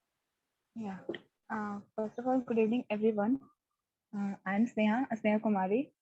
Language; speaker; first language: English; non-native, learner; Hindi